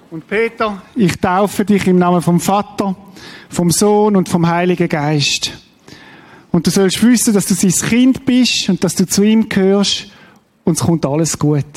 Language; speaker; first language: German; native; German